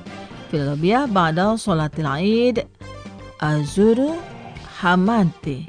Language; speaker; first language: Arabic; non-native, fluent; Indonesian